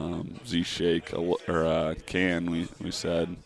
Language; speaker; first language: English; native; English